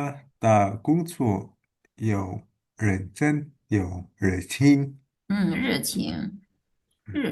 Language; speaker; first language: Chinese; non-native, learner; Indonesian